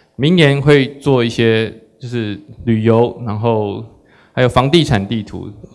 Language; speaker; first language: Chinese; native; Chinese